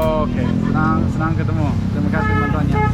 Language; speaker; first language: Indonesian; non-native, learner; English